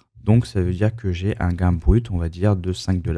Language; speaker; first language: French; native; French